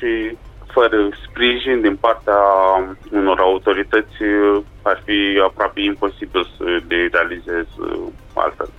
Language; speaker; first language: Romanian; native; Romanian